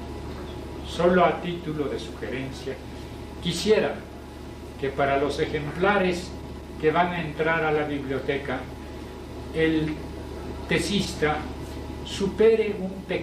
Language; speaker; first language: Spanish; native; Spanish